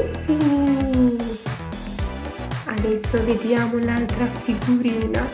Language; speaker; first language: Italian; non-native, fluent; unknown